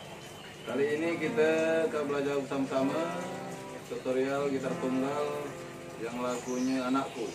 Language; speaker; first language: Indonesian; non-native, local second language; Malay